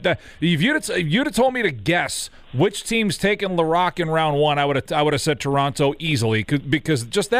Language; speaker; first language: English; native; English